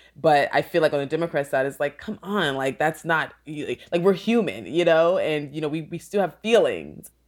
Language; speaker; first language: English; native; English